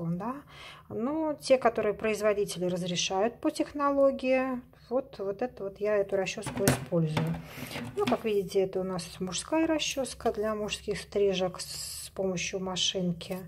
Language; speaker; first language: Russian; native; Russian